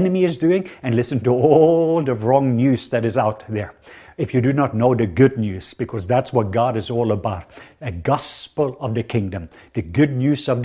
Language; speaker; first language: English; non-native, fluent; Norwegian